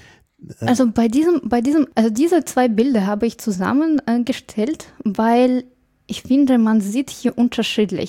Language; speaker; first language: German; non-native, fluent; English